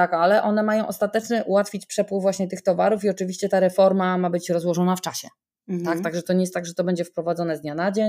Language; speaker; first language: Polish; native; Polish